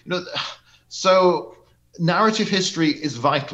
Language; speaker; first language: English; native; English